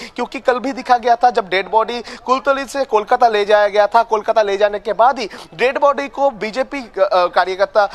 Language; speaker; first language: Hindi; non-native, local second language; Bangla